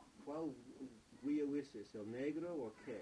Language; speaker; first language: Spanish; non-native, fluent; English